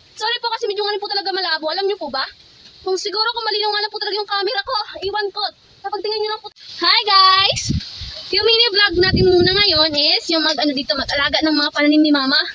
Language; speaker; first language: Filipino; non-native, local second language; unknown